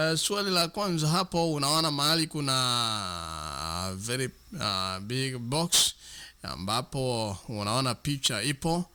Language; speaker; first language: Swahili; non-native, local second language; Gusii